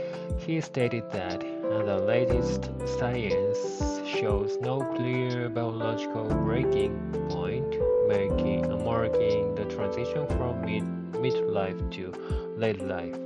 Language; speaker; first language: English; non-native, learner; Japanese